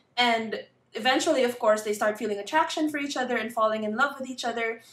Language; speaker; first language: English; non-native, local second language; Filipino